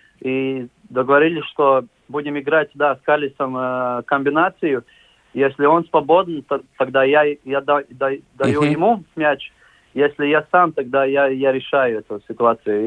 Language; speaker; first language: Russian; non-native, local second language; Latvian